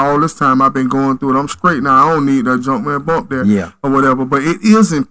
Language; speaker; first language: English; native; English